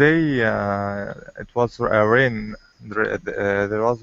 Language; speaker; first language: English; non-native, learner; Arabic